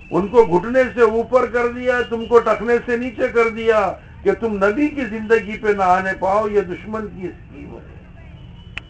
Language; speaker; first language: Urdu; native; Urdu